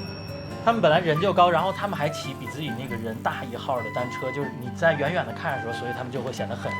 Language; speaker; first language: Chinese; native; Chinese